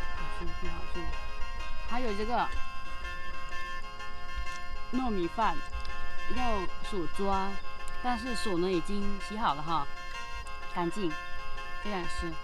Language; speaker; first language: Chinese; non-native, fluent; Lao